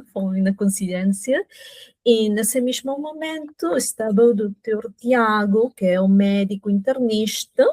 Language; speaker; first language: Portuguese; non-native, fluent; Spanish